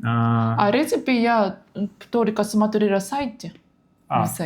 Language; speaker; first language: Russian; non-native, learner; Japanese